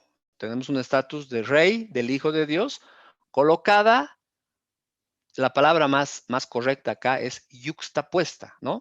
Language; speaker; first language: Spanish; native; Spanish